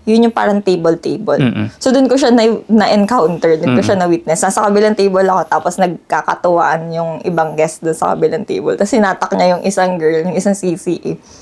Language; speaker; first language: Filipino; native; Filipino